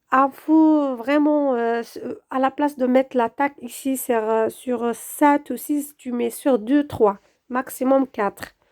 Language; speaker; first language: French; non-native, local second language; Arabic